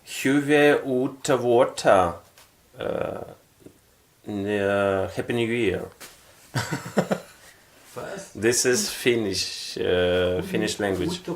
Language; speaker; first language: English; non-native, learner; Russian